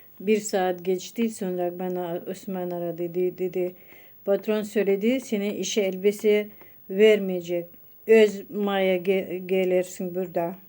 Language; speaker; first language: Turkish; non-native, learner; Russian